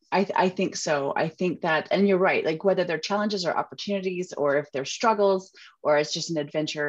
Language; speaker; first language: English; native; English